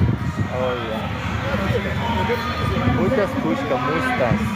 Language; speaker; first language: Portuguese; non-native, learner; Korean